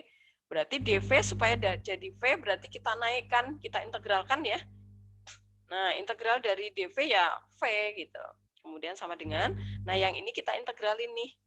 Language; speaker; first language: Indonesian; native; Indonesian